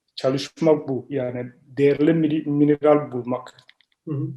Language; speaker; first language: Turkish; non-native, learner; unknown